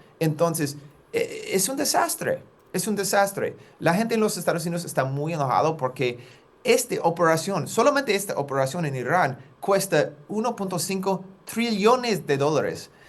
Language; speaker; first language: Spanish; non-native, fluent; English